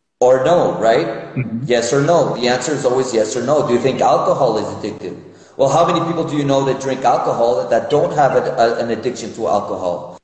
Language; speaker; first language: English; non-native, fluent; Spanish